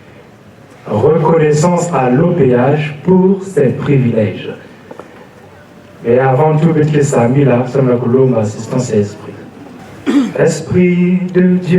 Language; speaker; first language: French; non-native, local second language; Lingala